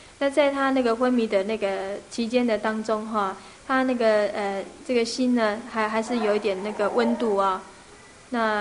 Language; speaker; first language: Chinese; native; Chinese